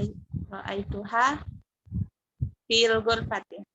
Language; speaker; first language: Arabic; non-native, learner; Indonesian